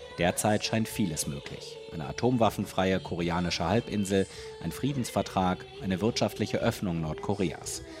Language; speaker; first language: German; native; German